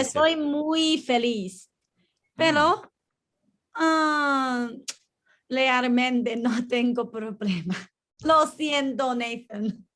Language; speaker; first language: Spanish; non-native, learner; Chinese